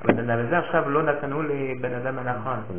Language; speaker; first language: Hebrew; non-native, fluent; French